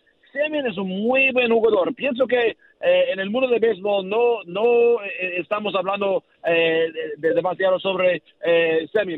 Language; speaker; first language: Spanish; non-native, learner; English